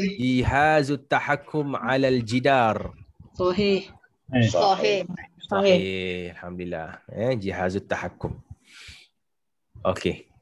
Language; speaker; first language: Arabic; non-native, fluent; Malay